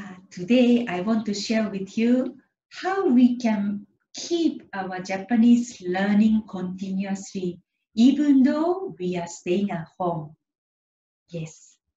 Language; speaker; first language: English; non-native, fluent; Japanese